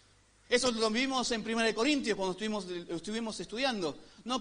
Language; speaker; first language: Spanish; native; Spanish